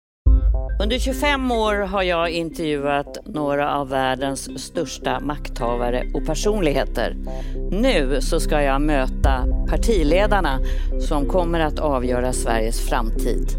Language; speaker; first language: Swedish; native; Swedish